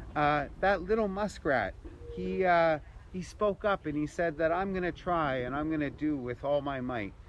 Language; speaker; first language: English; native; English